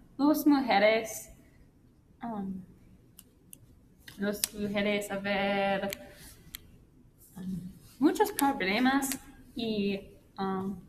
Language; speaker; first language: Spanish; non-native, learner; English